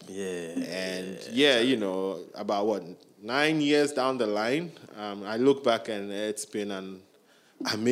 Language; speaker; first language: English; non-native, local second language; Akan